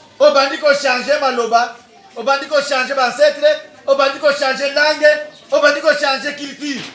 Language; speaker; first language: Lingala; non-native, local second language; Kongo